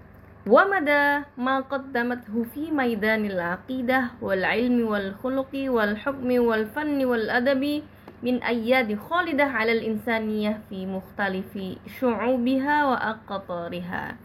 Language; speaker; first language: Arabic; non-native, fluent; Indonesian